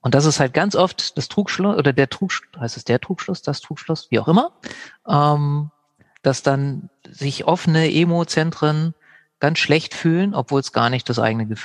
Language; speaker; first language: German; native; German